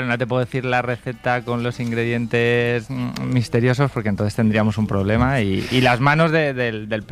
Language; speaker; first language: Spanish; native; Spanish